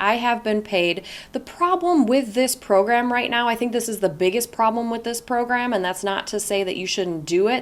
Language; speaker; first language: English; native; English